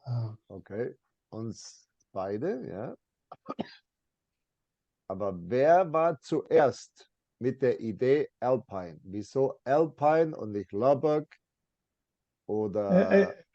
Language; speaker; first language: German; non-native, fluent; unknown